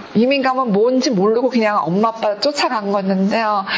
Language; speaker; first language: Korean; early bilingual, heritage; Korean